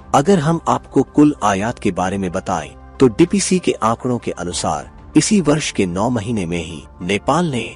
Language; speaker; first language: Hindi; non-native, local second language; Nepali